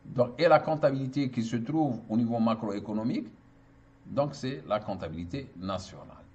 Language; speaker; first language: French; non-native, local second language; Arabic